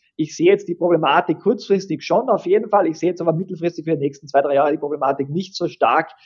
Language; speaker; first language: German; native; German